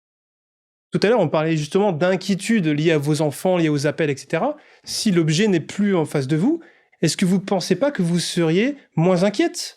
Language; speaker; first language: French; native; French